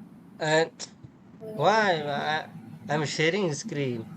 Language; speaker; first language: English; non-native, learner; Urdu